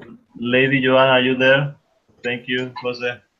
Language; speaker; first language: English; non-native, fluent; Spanish